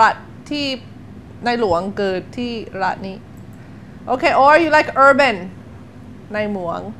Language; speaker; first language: Thai; non-native, learner; English